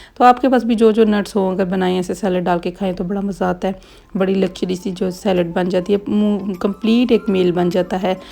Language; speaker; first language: Urdu; native; Urdu